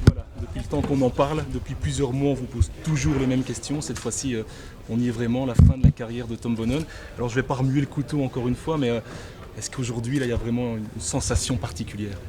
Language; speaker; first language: French; native; French